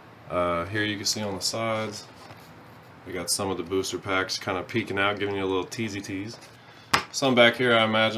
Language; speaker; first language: English; native; English